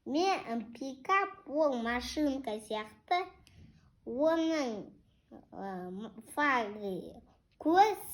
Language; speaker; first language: Kazakh; non-native, local second language; Russian